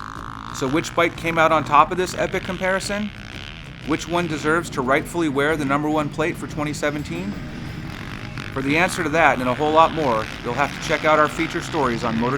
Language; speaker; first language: English; native; English